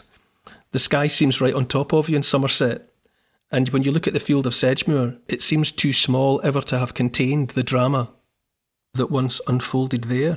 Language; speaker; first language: English; native; English